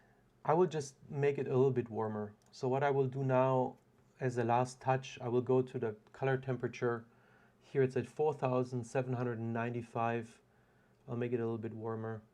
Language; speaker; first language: English; non-native, fluent; German